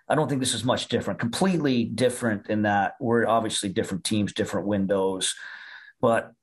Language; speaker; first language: English; native; English